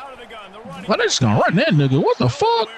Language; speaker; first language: English; native; English